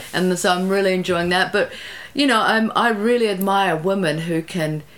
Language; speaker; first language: English; native; English